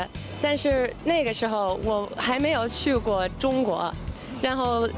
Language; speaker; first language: Chinese; non-native, fluent; English